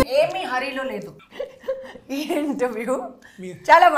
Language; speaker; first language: Telugu; non-native, learner; Hindi